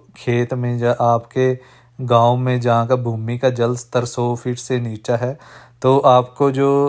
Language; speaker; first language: Hindi; non-native, local second language; Punjabi